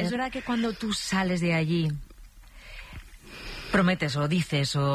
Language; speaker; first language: Spanish; native; Spanish